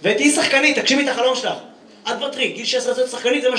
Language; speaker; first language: Hebrew; native; Hebrew